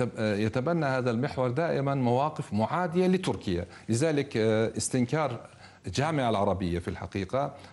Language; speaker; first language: Arabic; non-native, fluent; Turkish